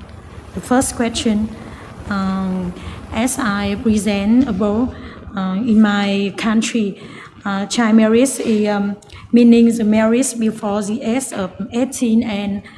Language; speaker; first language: English; non-native, learner; Vietnamese